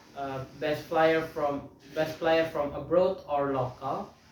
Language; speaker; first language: English; non-native, learner; Indonesian